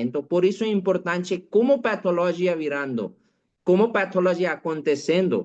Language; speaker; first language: Portuguese; non-native, learner; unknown